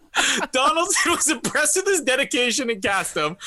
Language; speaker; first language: English; native; English